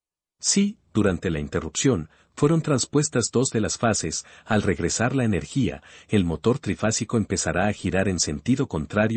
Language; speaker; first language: Spanish; native; Spanish